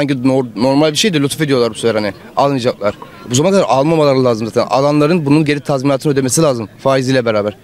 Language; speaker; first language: Turkish; native; Turkish